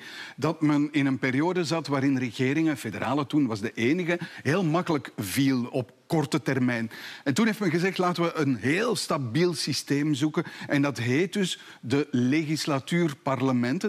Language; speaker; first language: Dutch; native; Dutch